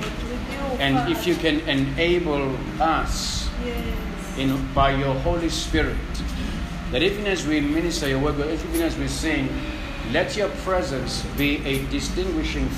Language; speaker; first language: English; non-native, local second language; Zulu